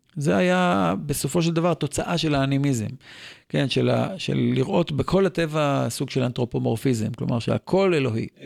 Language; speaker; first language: Hebrew; native; Hebrew